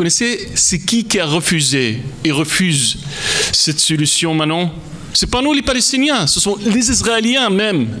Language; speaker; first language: French; non-native, fluent; Arabic